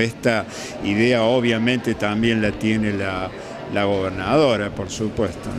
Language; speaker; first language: Spanish; native; Spanish